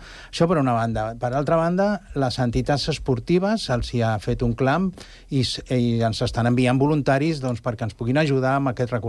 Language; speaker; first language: Catalan; native; Catalan